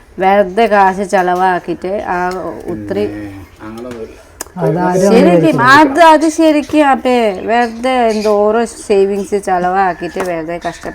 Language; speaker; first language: Malayalam; non-native, fluent; Nepali